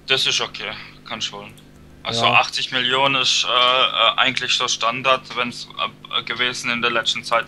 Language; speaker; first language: German; native; German